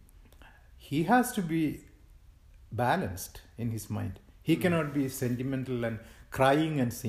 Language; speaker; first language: English; non-native, local second language; Malayalam